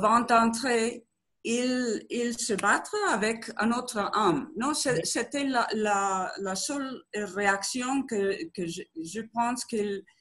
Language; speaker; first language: French; non-native, learner; Spanish